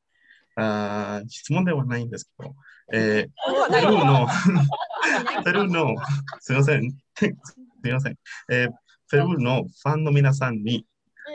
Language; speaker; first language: Japanese; non-native, learner; Spanish